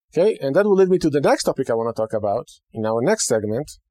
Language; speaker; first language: English; non-native, fluent; Hebrew